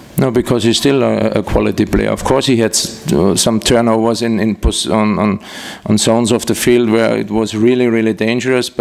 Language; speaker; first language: English; non-native, fluent; German